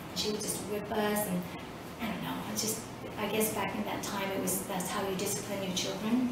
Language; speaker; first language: English; early bilingual, other home language; Vietnamese